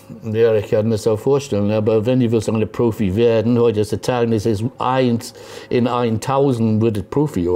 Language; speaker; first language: German; non-native, fluent; English